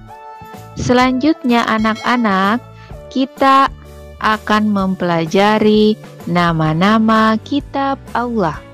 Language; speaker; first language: Indonesian; native; Indonesian